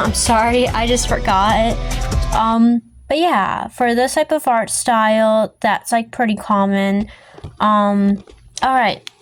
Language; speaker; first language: English; native; English